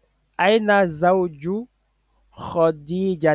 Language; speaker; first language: Arabic; non-native, fluent; French